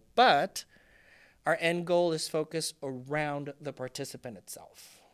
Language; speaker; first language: English; non-native, fluent; Spanish